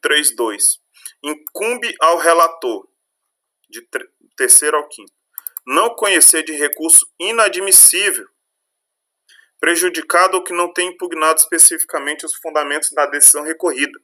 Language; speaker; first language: Portuguese; native; Portuguese